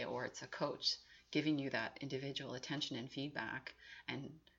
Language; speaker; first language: English; native; English